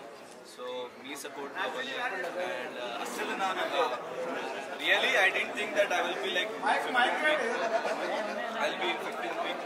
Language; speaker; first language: Telugu; non-native, local second language; Hindi